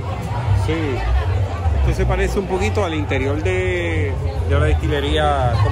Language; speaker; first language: Spanish; native; Spanish